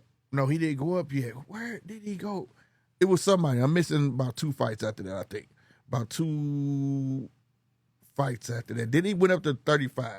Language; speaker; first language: English; native; English